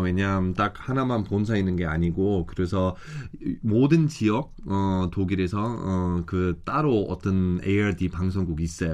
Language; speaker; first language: Korean; non-native, fluent; German